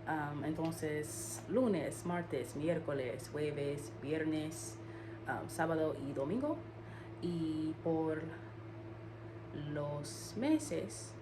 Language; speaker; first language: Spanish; non-native, learner; English